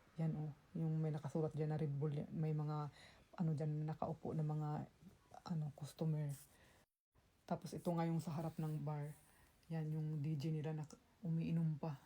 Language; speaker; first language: Filipino; non-native, local second language; Cebuano